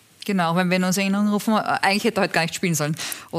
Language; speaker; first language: German; native; German